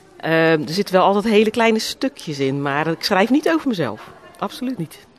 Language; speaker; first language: Dutch; native; Dutch